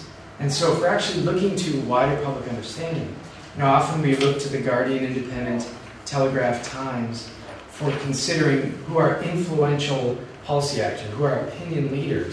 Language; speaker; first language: English; native; English